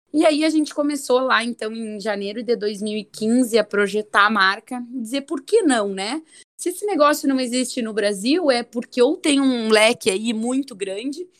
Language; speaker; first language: Portuguese; native; Portuguese